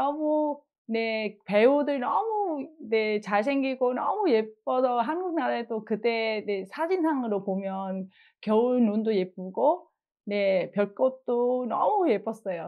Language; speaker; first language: Korean; non-native, fluent; Vietnamese